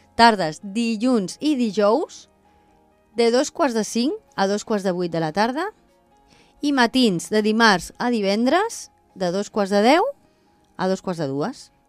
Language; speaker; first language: Catalan; non-native, local second language; Spanish